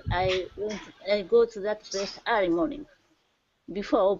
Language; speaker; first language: English; non-native, learner; Japanese